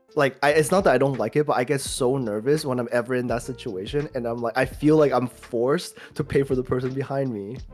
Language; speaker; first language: English; early bilingual, other home language; Chinese